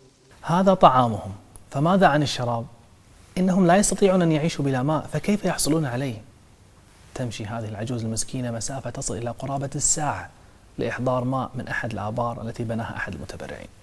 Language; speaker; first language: Arabic; native; Arabic